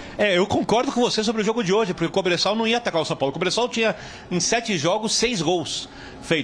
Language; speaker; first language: Portuguese; native; Portuguese